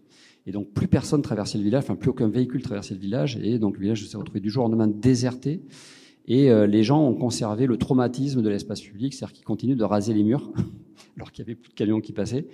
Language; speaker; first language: French; native; French